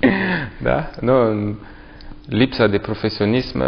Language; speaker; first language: Romanian; non-native, learner; French